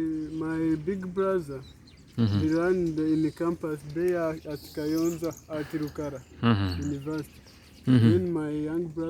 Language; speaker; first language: English; non-native, learner; Kinyarwanda